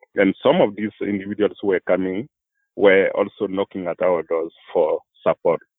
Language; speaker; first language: English; non-native, fluent; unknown